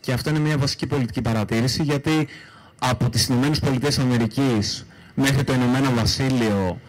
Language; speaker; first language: Greek; native; Greek